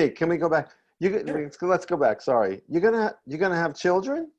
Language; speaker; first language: English; native; English